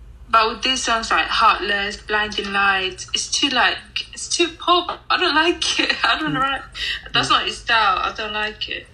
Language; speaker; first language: English; non-native, fluent; Spanish